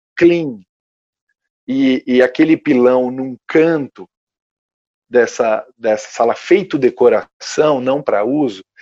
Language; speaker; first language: Portuguese; native; Portuguese